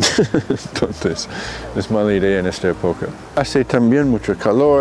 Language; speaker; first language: Spanish; non-native, fluent; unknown